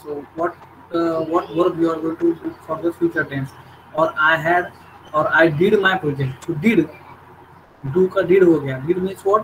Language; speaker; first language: English; non-native, local second language; Marathi